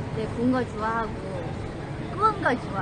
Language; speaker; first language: Korean; non-native, fluent; Chinese